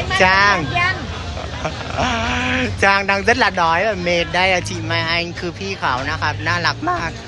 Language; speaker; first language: Thai; non-native, fluent; Vietnamese